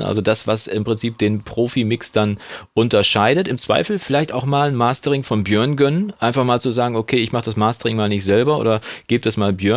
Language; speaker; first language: German; native; German